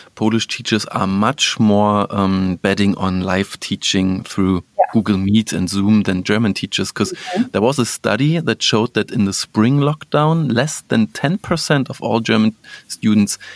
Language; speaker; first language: English; non-native, fluent; German